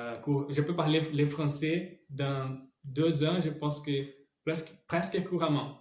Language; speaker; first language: French; non-native, learner; Portuguese